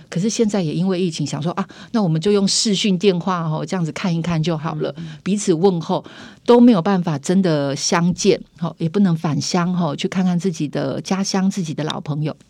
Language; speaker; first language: Chinese; native; Chinese